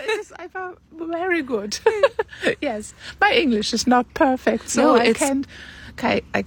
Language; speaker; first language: English; non-native, learner; German